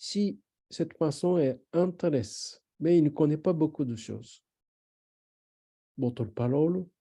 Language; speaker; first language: French; non-native, learner; Japanese